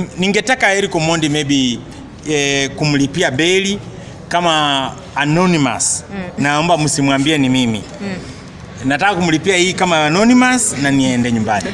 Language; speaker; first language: Swahili; native; Swahili